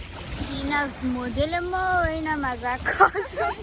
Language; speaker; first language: Persian; native; Persian